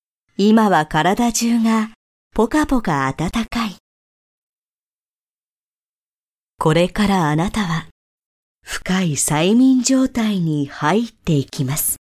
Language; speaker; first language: Japanese; native; Japanese